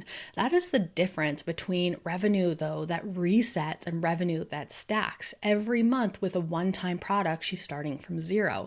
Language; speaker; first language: English; native; English